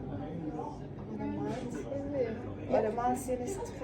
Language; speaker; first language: Danish; non-native, learner; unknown